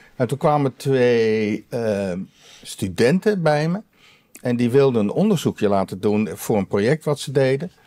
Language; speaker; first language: Dutch; native; Dutch